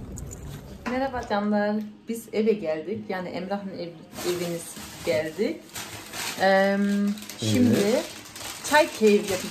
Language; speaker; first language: Turkish; non-native, learner; German